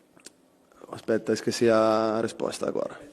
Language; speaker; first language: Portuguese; non-native, fluent; Italian